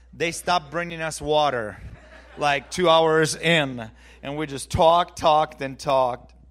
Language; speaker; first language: English; early bilingual, other home language; Ukrainian